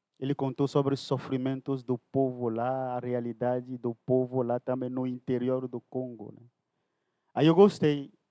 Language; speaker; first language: Portuguese; non-native, fluent; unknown